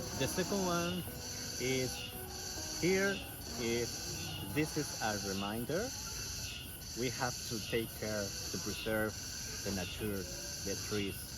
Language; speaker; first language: English; non-native, learner; Spanish